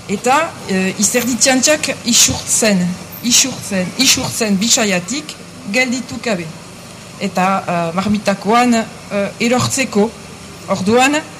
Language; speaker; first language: Basque; non-native, local second language; French